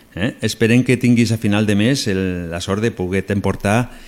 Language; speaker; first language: Catalan; non-native, local second language; Spanish